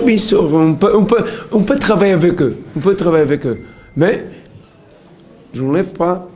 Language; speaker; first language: French; non-native, learner; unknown